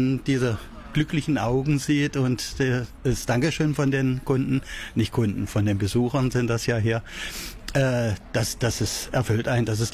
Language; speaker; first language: German; native; German